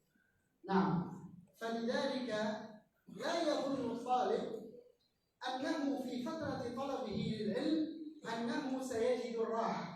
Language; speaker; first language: Arabic; native; Arabic